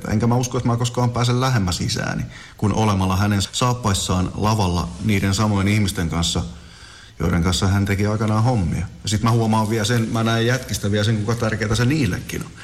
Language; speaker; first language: Finnish; native; Finnish